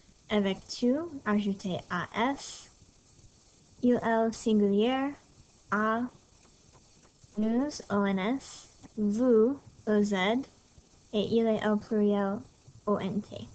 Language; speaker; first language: French; non-native, fluent; English